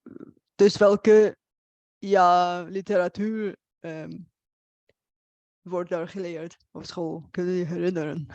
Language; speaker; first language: Dutch; non-native, fluent; Bulgarian